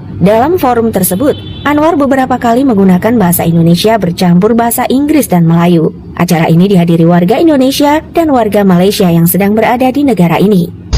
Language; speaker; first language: Indonesian; native; Indonesian